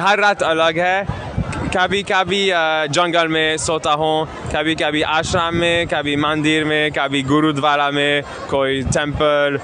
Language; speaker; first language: Hindi; non-native, learner; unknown